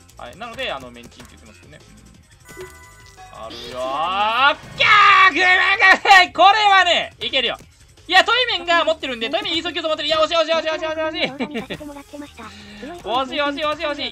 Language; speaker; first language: Japanese; native; Japanese